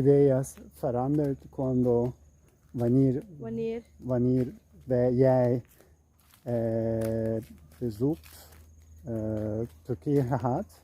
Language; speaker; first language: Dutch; non-native, learner; Turkish